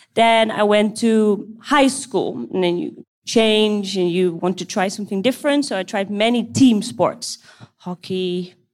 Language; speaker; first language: English; non-native, fluent; Dutch